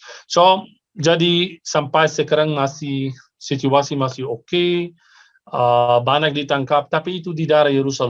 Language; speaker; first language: Indonesian; non-native, fluent; Arabic